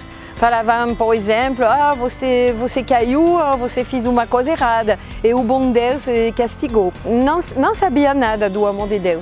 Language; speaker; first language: Portuguese; non-native, fluent; French